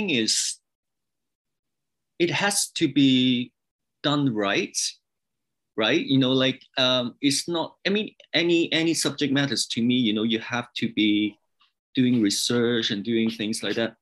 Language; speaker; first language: English; non-native, local second language; Cantonese